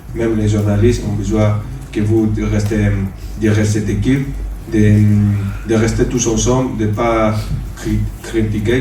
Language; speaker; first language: French; non-native, fluent; Spanish